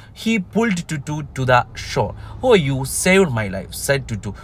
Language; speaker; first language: English; non-native, local second language; Malayalam